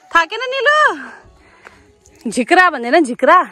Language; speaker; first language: Hindi; non-native, local second language; Nepali